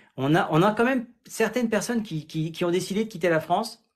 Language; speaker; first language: French; native; French